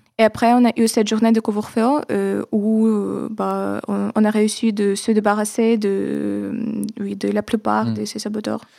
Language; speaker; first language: French; non-native, fluent; Ukrainian